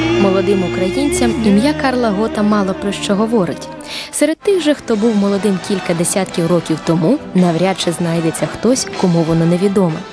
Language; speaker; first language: Ukrainian; native; Ukrainian